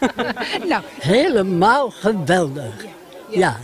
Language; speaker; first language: Dutch; native; Dutch